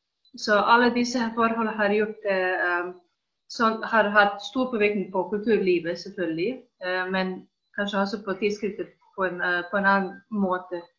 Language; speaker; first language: Swedish; non-native, fluent; Icelandic